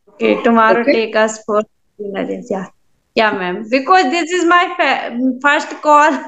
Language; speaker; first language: English; non-native, learner; Hindi